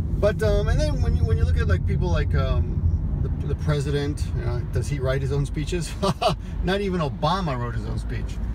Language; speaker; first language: English; early bilingual, other home language; Spanish